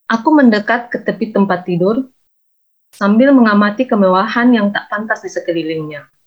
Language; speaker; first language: Indonesian; native; Indonesian